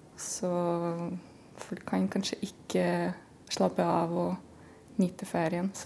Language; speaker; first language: Norwegian; non-native, fluent; Russian